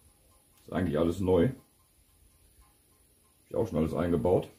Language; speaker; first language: German; native; German